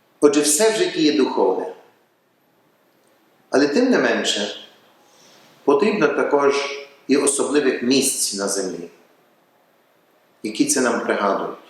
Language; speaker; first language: Ukrainian; early bilingual, heritage; Ukrainian